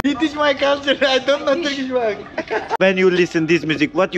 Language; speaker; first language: English; non-native, learner; Turkish